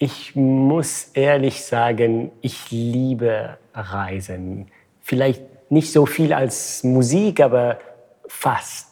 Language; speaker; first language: German; non-native, fluent; French